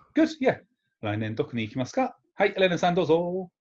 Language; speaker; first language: Japanese; non-native, fluent; English